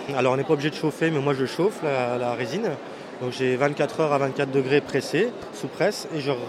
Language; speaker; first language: French; native; French